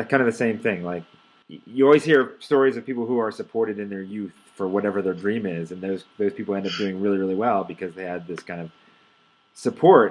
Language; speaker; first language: English; native; English